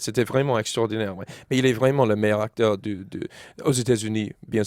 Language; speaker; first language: French; non-native, fluent; English